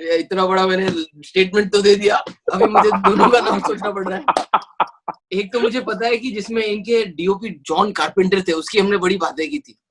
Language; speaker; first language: Hindi; non-native, local second language; Kashmiri